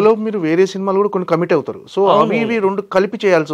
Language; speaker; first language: Telugu; native; Telugu